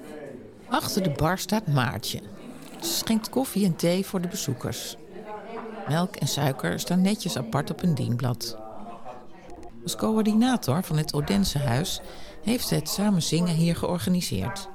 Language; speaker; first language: Dutch; native; Dutch